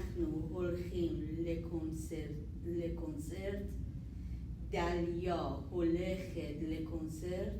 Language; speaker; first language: Hebrew; non-native, learner; English